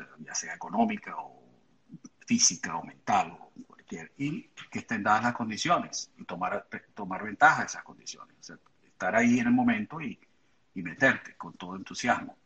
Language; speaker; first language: Spanish; native; Spanish